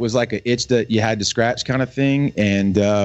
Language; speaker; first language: English; native; English